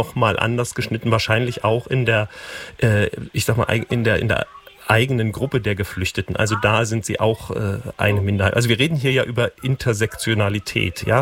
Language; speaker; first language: German; native; German